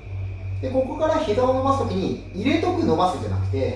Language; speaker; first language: Japanese; native; Japanese